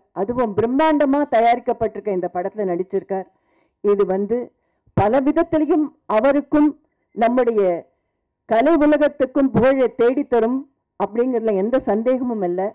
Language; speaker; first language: Tamil; native; Tamil